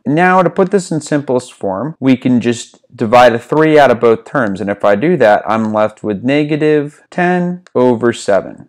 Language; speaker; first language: English; native; English